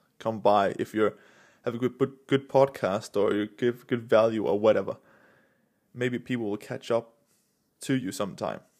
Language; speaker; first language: English; non-native, fluent; Danish